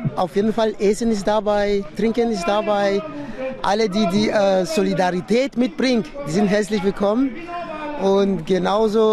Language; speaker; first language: German; non-native, fluent; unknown